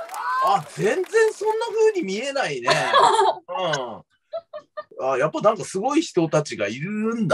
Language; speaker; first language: Japanese; native; Japanese